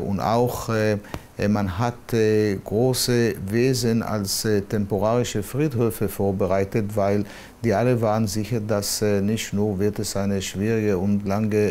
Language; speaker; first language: German; non-native, fluent; Hebrew